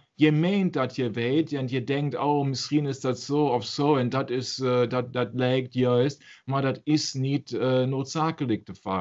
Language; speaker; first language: Dutch; non-native, learner; German